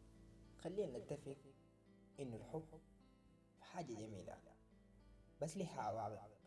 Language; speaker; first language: Arabic; native; Arabic